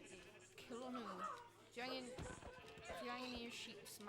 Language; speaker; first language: Welsh; non-native, local second language; English